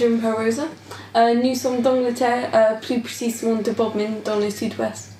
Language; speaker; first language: French; non-native, learner; English